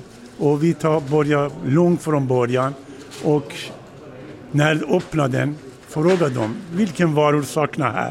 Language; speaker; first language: Swedish; non-native, learner; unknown